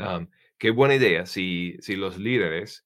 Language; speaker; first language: Spanish; non-native, fluent; English